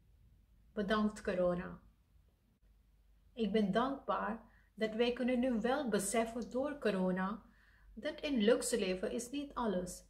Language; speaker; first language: Dutch; non-native, fluent; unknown